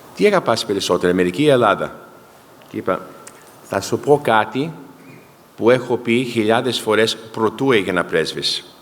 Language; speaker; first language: Greek; early bilingual, heritage; Greek